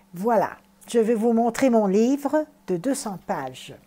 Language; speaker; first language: French; native; French